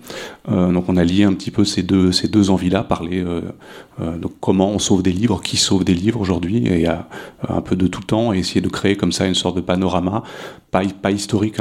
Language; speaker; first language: French; native; French